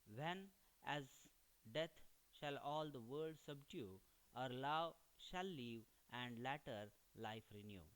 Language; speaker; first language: English; non-native, local second language; Marathi